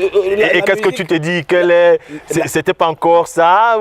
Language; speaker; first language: French; native; French